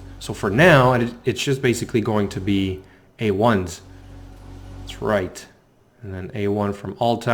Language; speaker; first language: English; native; English